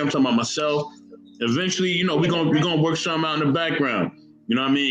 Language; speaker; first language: English; native; English